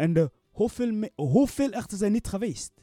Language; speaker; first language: Dutch; non-native, learner; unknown